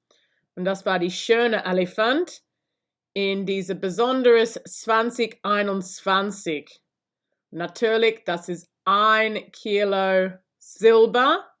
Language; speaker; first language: German; non-native, learner; English